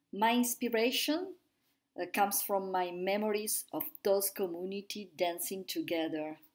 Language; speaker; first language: English; non-native, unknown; Italian